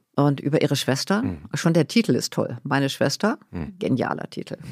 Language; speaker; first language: German; native; German